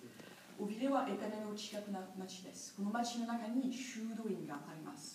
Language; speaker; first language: Japanese; non-native, learner; French